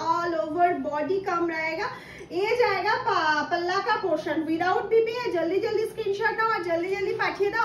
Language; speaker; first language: Hindi; non-native, local second language; Bangla